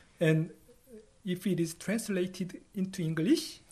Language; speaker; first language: English; non-native, fluent; Korean